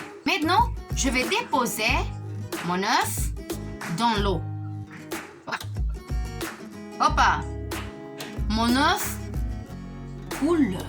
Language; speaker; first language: French; non-native, fluent; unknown